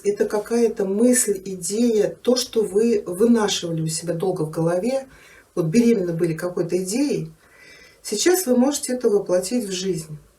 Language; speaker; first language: Russian; native; Russian